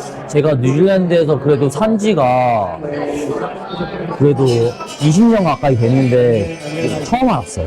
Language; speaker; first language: Korean; early bilingual, heritage; Korean